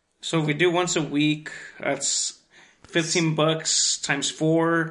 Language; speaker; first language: English; early bilingual, other home language; Spanish